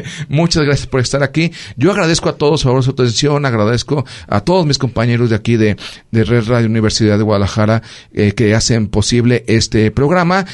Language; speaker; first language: Spanish; native; Spanish